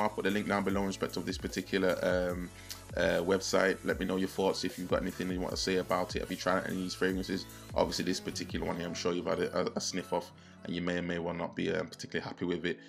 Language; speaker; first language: English; native; English